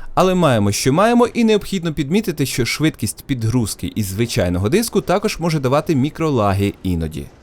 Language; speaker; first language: Ukrainian; non-native, local second language; Russian